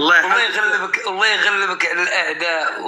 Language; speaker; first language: Arabic; native; Arabic